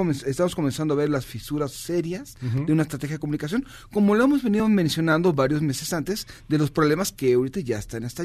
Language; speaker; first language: Spanish; native; Spanish